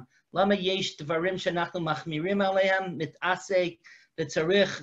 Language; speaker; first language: Hebrew; non-native, fluent; English